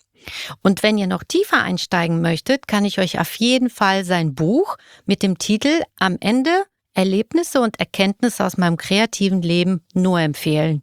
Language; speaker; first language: German; native; German